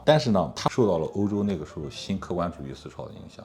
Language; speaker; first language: Chinese; native; Chinese